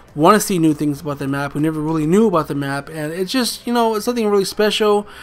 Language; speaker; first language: English; native; English